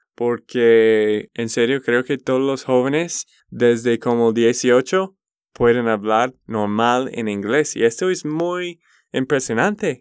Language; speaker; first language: Spanish; non-native, learner; English